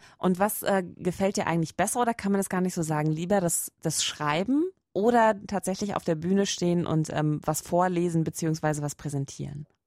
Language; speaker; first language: German; native; German